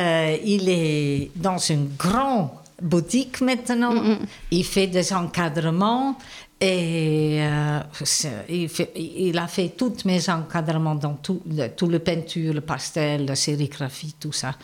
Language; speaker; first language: French; non-native, fluent; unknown